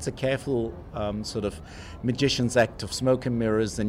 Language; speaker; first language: English; non-native, fluent; Dutch